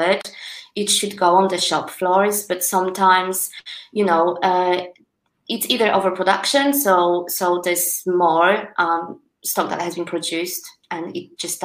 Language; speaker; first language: English; non-native, fluent; Polish